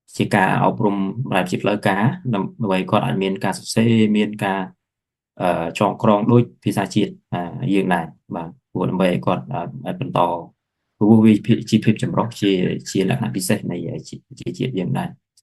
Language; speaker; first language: Khmer; non-native, local second language; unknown